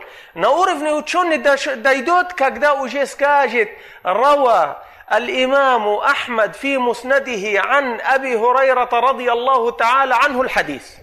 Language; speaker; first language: Russian; non-native, fluent; Arabic